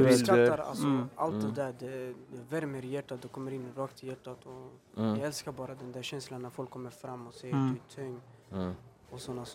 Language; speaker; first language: Swedish; early bilingual, other home language; Albanian